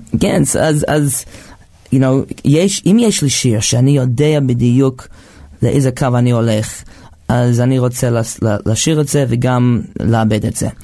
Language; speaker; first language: Hebrew; non-native, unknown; English